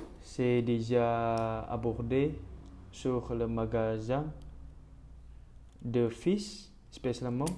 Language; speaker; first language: French; non-native, learner; Indonesian